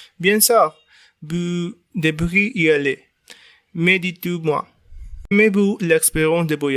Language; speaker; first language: French; non-native, learner; Spanish